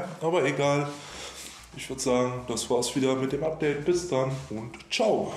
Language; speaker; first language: German; native; German